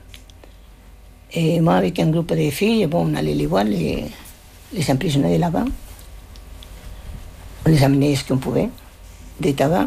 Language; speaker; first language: French; non-native, fluent; Spanish